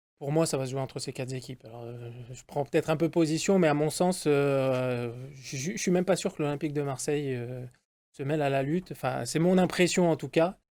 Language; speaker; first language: French; native; French